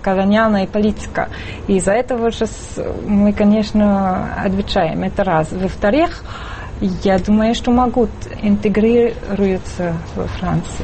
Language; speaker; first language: Russian; non-native, fluent; French